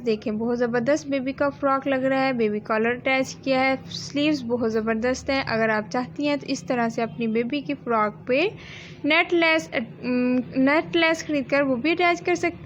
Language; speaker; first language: Hindi; native; Hindi